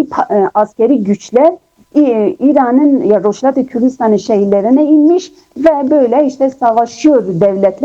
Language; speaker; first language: Turkish; non-native, fluent; Kurdish